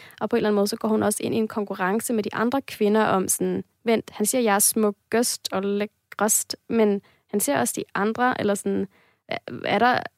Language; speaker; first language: Danish; native; Danish